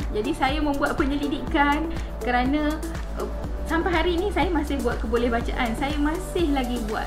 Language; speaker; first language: Malay; native; Malay